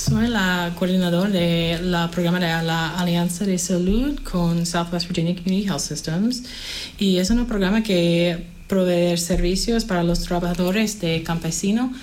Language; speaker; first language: Spanish; non-native, fluent; English